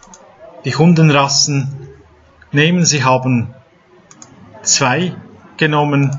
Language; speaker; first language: German; non-native, fluent; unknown